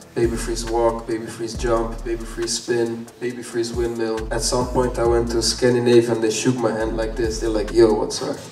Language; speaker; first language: English; non-native, fluent; Dutch